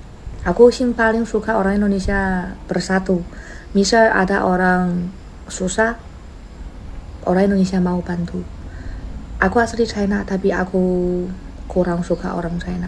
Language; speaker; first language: Indonesian; non-native, learner; Chinese